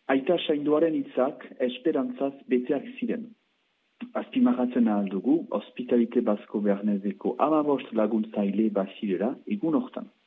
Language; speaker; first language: Basque; native; Basque